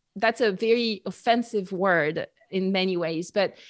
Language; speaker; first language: English; non-native, fluent; French